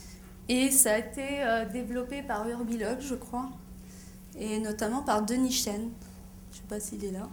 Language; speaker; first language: French; native; French